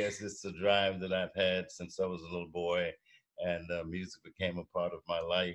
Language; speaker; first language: English; native; English